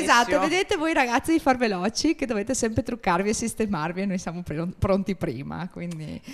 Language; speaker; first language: Italian; native; Italian